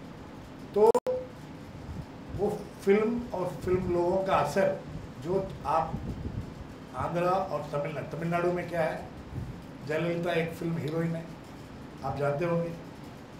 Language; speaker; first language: Hindi; non-native, local second language; Kannada